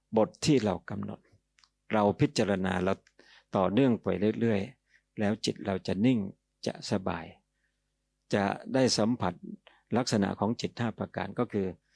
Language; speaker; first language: Thai; native; Thai